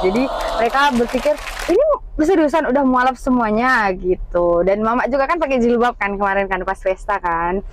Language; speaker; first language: Indonesian; native; Indonesian